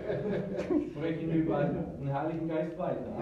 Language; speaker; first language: German; early bilingual, heritage; Spanish